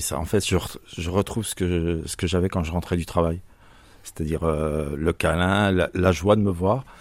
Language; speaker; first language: French; native; French